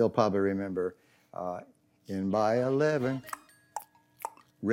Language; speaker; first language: English; native; English